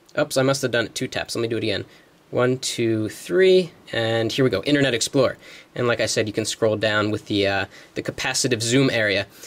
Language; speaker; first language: English; native; English